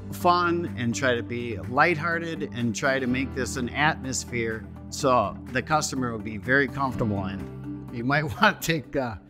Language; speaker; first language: English; native; English